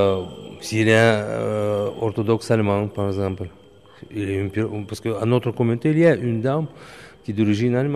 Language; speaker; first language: French; non-native, fluent; Russian